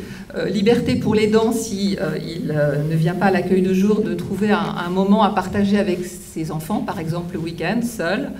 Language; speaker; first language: French; native; French